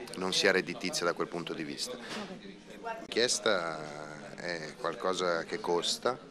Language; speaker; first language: Italian; native; Italian